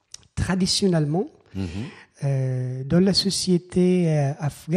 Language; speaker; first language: French; non-native, fluent; Persian